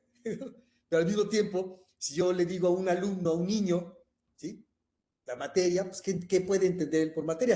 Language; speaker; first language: Spanish; native; Spanish